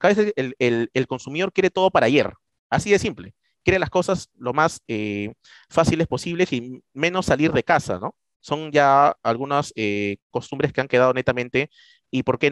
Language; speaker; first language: Spanish; native; Spanish